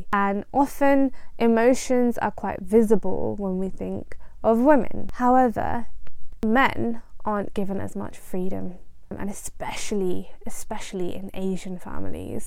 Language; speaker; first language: English; non-native, local second language; Punjabi